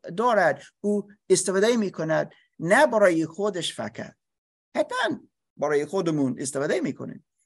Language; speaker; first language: Persian; non-native, learner; English